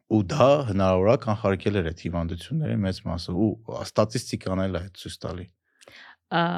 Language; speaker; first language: Armenian; native; Armenian